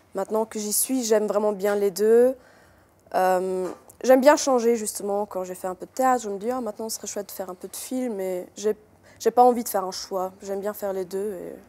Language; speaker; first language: French; native; French